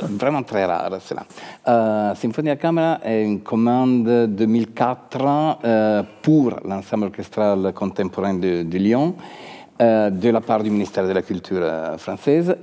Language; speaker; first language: French; non-native, fluent; Italian